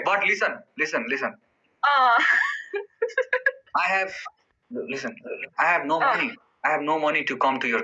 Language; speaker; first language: English; non-native, learner; Nepali